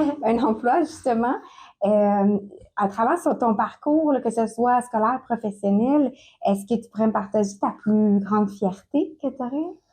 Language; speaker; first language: French; native; French